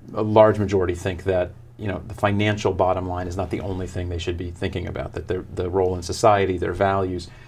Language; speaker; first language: English; native; English